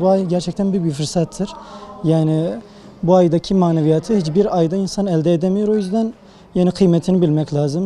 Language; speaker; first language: Turkish; native; Turkish